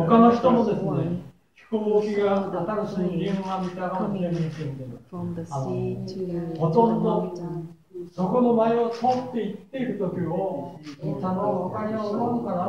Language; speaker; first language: Japanese; native; Japanese